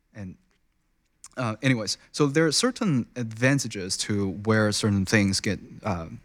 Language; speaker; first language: English; non-native, fluent; Chinese